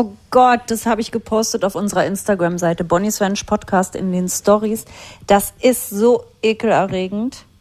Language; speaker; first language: German; native; German